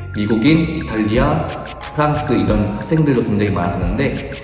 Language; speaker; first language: Korean; native; Korean